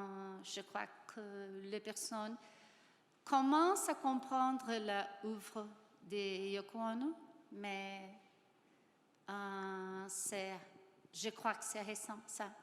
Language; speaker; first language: French; non-native, learner; Portuguese